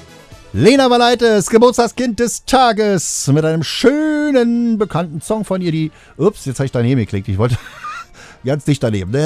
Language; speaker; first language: German; native; German